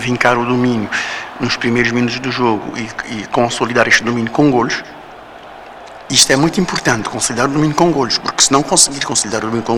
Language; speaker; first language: Portuguese; non-native, local second language; Kabuverdianu